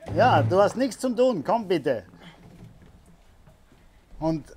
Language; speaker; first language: German; native; German